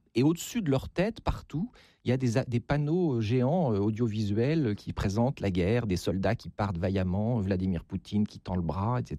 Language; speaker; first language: French; native; French